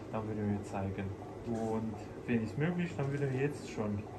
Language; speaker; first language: German; non-native, learner; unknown